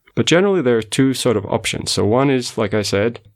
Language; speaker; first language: English; non-native, fluent; Portuguese